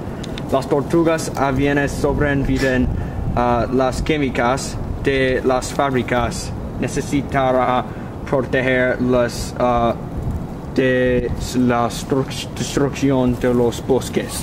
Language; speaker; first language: Spanish; non-native, learner; English